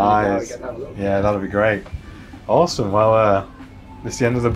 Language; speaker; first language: English; native; English